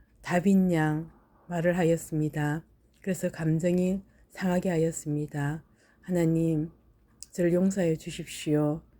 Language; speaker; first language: Korean; native; Korean